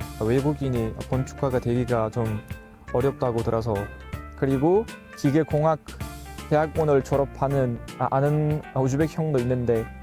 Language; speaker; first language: Korean; non-native, fluent; Uzbek